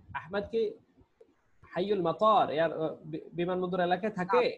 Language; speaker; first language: Arabic; non-native, fluent; Bangla